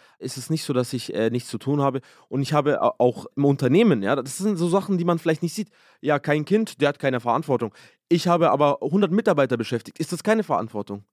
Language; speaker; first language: German; early bilingual, other home language; Arabic